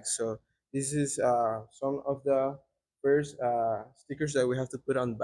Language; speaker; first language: English; non-native, fluent; Spanish